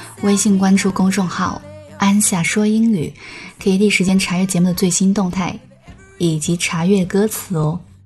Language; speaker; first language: Chinese; native; Chinese